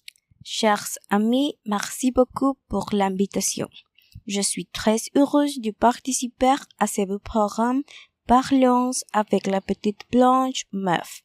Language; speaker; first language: French; non-native, learner; Spanish